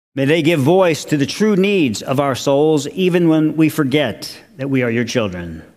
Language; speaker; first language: English; native; English